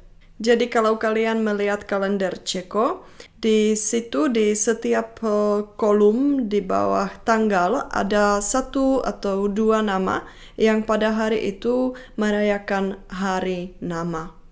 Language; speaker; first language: Indonesian; non-native, fluent; Czech